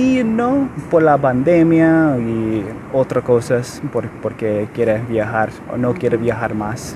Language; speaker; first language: Spanish; non-native, learner; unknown